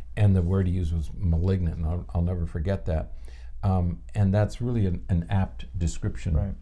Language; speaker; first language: English; native; English